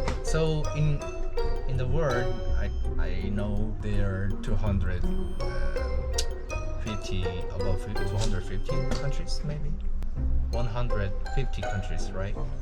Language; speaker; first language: English; non-native, learner; Korean